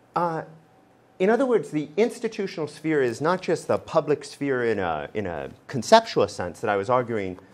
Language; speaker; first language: English; native; English